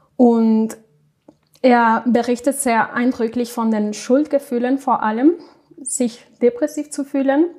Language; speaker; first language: German; non-native, fluent; Spanish